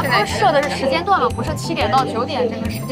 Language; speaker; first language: Chinese; native; Chinese